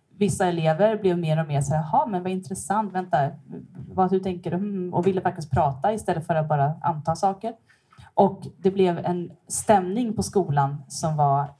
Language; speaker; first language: Swedish; native; Swedish